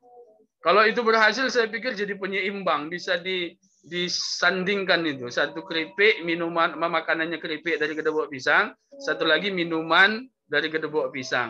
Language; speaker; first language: Indonesian; native; Indonesian